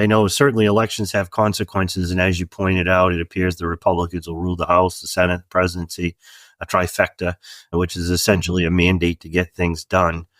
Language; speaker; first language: English; native; English